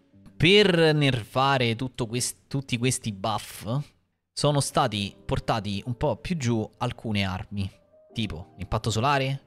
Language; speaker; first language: Italian; native; Italian